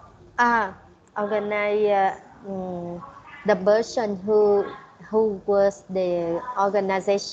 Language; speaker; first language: English; non-native, learner; Vietnamese